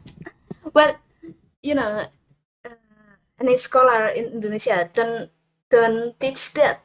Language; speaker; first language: English; non-native, learner; Indonesian